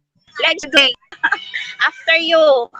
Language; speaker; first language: English; non-native, learner; Filipino